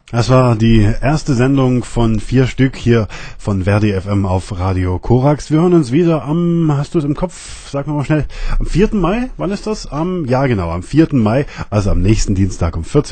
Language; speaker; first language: German; native; German